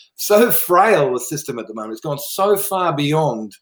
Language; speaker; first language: English; native; English